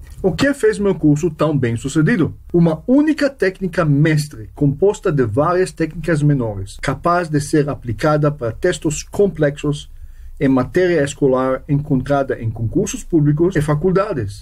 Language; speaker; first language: Portuguese; non-native, fluent; Hebrew